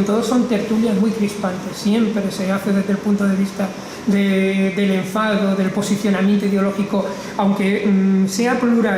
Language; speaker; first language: Spanish; native; Spanish